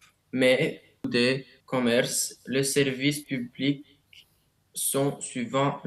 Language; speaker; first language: French; non-native, learner; Romanian